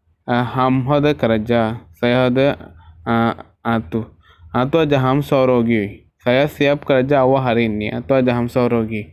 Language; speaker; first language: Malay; non-native, learner; Rohingya